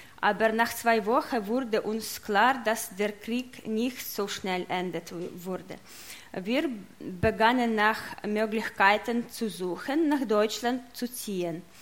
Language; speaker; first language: German; non-native, learner; Russian